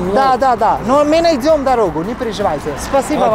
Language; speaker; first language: Russian; non-native, learner; Italian